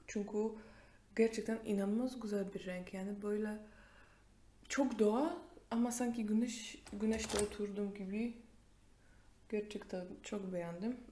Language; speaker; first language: Turkish; non-native, fluent; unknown